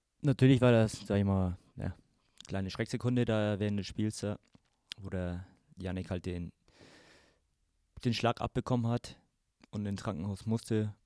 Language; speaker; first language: German; native; German